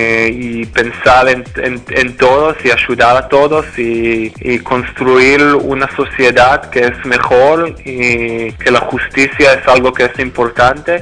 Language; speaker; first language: Spanish; non-native, fluent; Hebrew